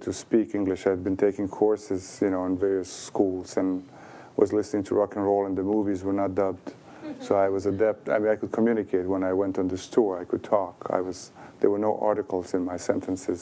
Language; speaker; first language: English; non-native, fluent; Bosnian